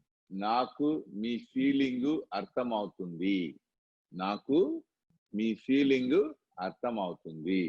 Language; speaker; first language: Telugu; non-native, local second language; Tamil